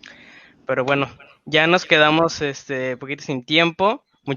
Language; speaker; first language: Spanish; native; Spanish